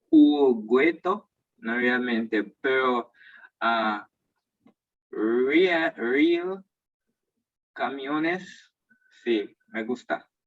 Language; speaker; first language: Spanish; non-native, learner; English